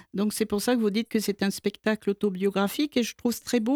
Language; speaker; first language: French; native; French